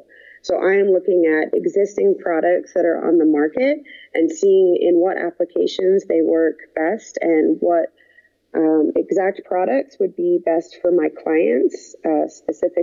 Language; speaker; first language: English; native; English